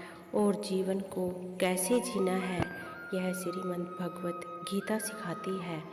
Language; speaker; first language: Hindi; native; Hindi